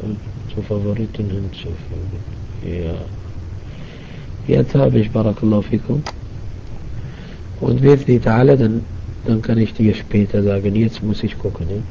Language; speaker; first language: German; non-native, fluent; Arabic